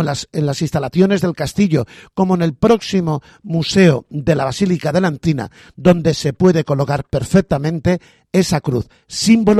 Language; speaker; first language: Spanish; native; Spanish